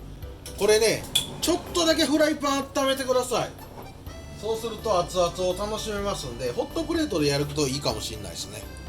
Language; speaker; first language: Japanese; native; Japanese